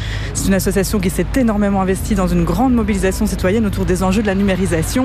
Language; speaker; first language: French; native; French